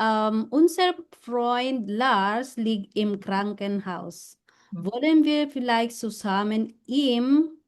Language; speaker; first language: German; non-native, fluent; Filipino